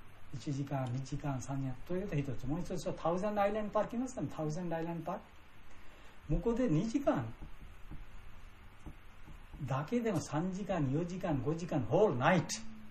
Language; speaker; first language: Japanese; non-native, learner; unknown